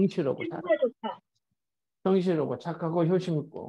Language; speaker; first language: Korean; native; Korean